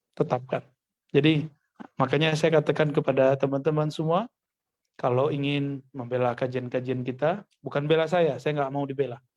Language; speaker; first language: Indonesian; non-native, local second language; Minangkabau